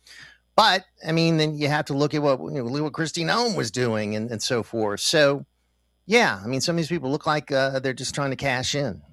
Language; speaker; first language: English; native; English